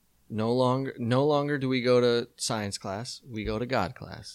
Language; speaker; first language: English; native; English